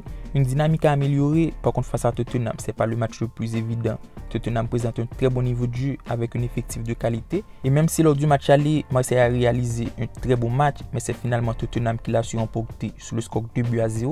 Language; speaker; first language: French; native; French